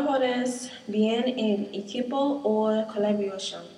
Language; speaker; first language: Spanish; non-native, learner; English